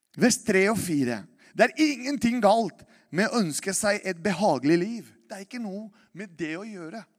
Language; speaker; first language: Norwegian; non-native, fluent; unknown